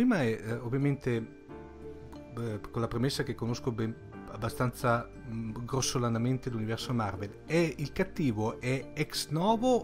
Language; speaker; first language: Italian; native; Italian